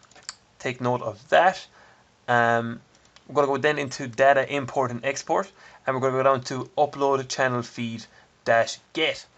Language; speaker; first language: English; native; English